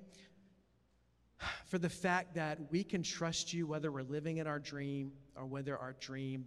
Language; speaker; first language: English; native; English